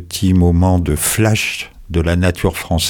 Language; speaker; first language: French; native; French